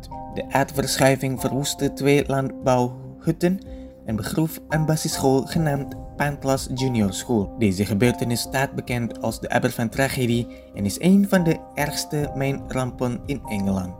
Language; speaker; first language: Dutch; non-native, fluent; Indonesian